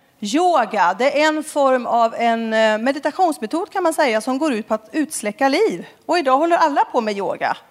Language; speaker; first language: Swedish; native; Swedish